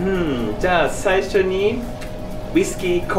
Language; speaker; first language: Japanese; non-native, fluent; English